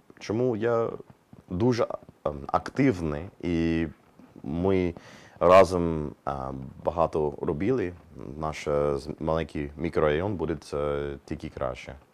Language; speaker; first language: Ukrainian; non-native, learner; English